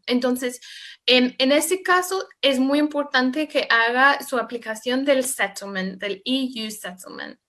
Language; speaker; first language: Spanish; non-native, fluent; English